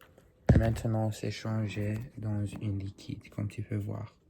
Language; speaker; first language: French; non-native, learner; English